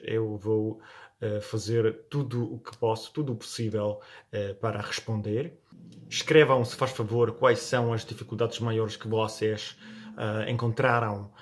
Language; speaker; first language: Portuguese; non-native, fluent; Italian